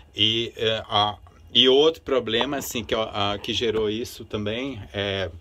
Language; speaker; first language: Portuguese; early bilingual, other home language; Spanish